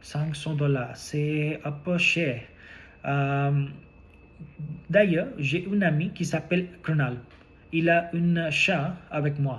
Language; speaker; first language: French; non-native, learner; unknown